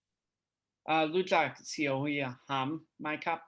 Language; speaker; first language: Thai; non-native, learner; English